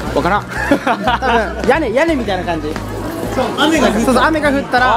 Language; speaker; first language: Japanese; non-native, fluent; Indonesian